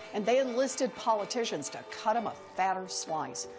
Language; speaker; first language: English; native; English